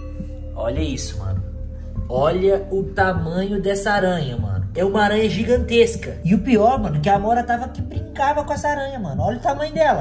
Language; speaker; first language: Portuguese; native; Portuguese